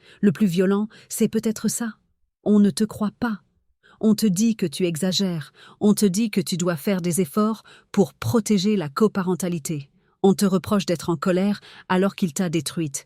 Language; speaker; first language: French; native; French